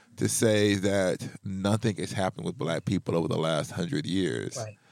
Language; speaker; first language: English; native; English